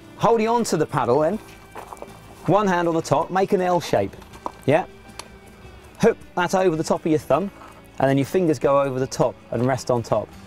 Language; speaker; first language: English; native; English